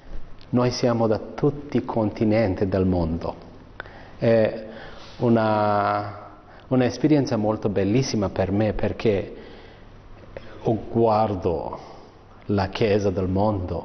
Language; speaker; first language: Italian; non-native, learner; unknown